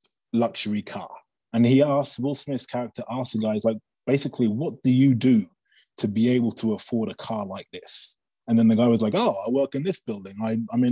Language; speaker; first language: English; native; English